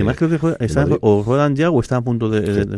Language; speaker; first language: Spanish; native; Spanish